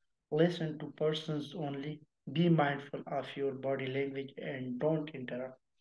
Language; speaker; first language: English; non-native, local second language; Urdu